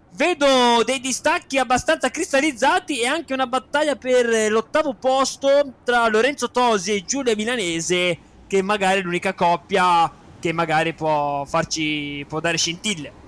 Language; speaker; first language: Italian; native; Italian